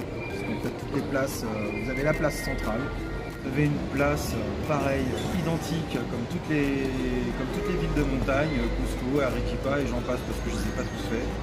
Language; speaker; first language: French; native; French